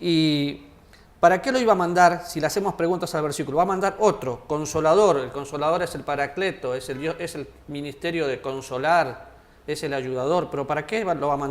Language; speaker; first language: Spanish; native; Spanish